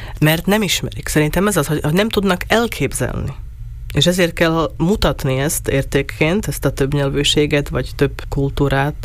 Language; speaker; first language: Hungarian; non-native, local second language; Slovak